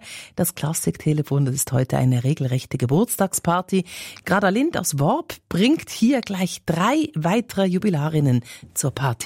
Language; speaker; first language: German; native; German